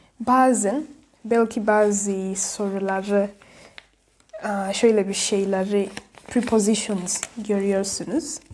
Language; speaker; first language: Turkish; non-native, fluent; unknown